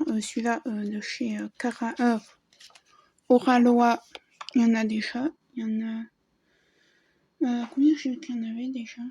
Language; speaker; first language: French; native; French